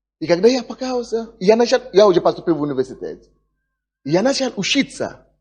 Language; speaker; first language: Russian; non-native, fluent; Yoruba